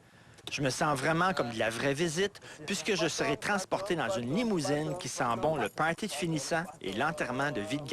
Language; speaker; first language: French; native; French